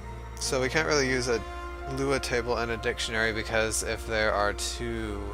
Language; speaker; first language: English; native; English